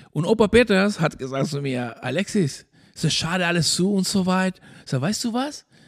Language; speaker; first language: German; non-native, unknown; Spanish